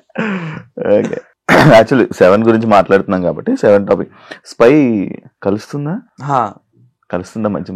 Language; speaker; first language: Telugu; native; Telugu